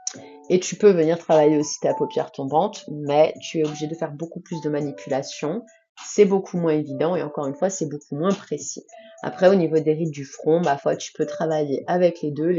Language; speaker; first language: French; native; French